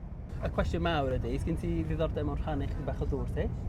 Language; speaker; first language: Welsh; non-native, fluent; English